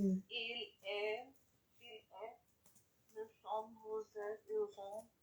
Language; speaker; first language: French; non-native, learner; English